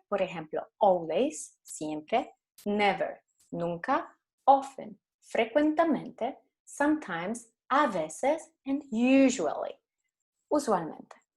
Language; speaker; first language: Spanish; non-native, fluent; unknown